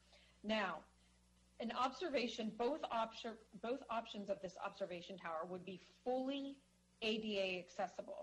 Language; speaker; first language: English; native; English